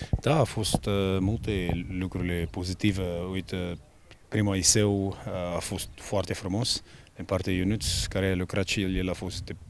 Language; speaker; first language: Romanian; non-native, learner; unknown